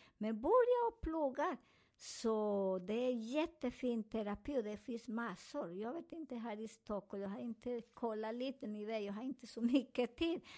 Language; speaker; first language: Swedish; non-native, learner; Spanish